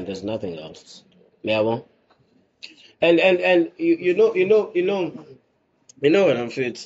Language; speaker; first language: English; non-native, local second language; Xhosa